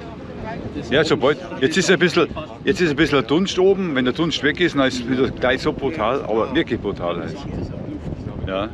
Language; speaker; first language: German; native; German